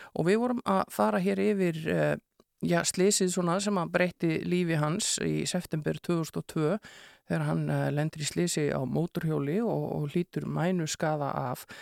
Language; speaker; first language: Icelandic; native; Icelandic